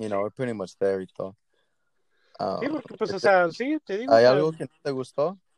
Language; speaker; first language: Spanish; early bilingual, heritage; Spanish